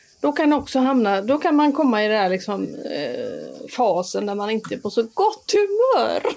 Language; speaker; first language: Swedish; native; Swedish